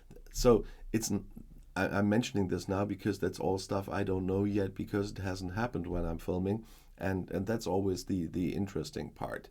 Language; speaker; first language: English; non-native, fluent; German